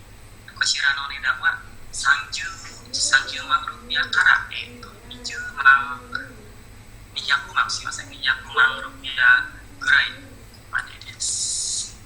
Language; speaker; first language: Japanese; non-native, learner; Indonesian